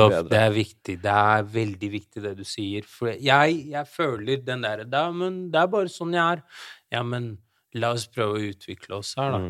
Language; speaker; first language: Norwegian; early bilingual, other home language; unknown